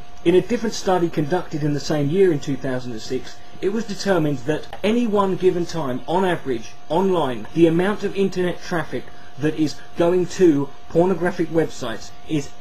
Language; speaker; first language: English; native; English